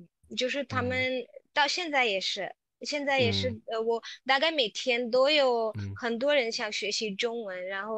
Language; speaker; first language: Chinese; non-native, local second language; Tamil